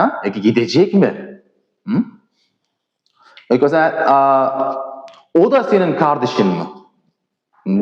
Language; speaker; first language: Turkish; non-native, fluent; Uzbek